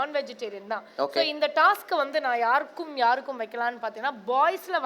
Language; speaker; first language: Tamil; native; Tamil